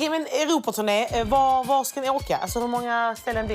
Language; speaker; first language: Swedish; native; Swedish